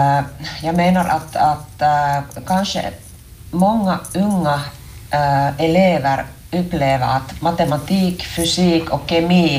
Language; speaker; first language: Swedish; non-native, local second language; Finnish